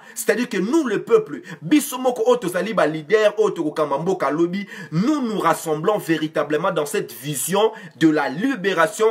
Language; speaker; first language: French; non-native, local second language; Lingala